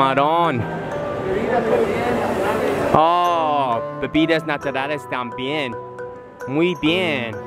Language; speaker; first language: Spanish; non-native, learner; English